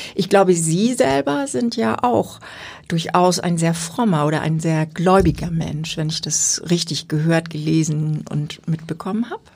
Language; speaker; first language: German; native; German